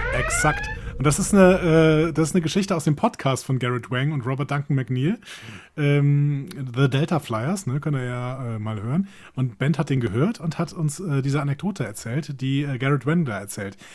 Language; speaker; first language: German; native; German